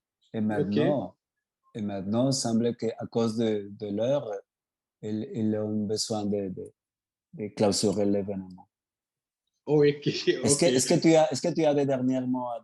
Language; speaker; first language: French; non-native, fluent; Spanish